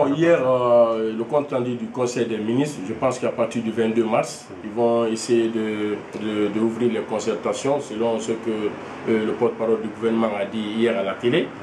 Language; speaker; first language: French; non-native, local second language; Fula